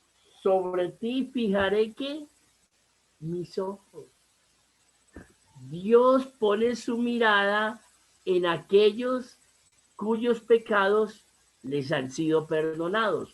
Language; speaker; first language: Spanish; native; Spanish